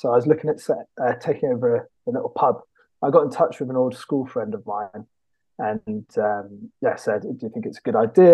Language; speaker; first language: English; native; English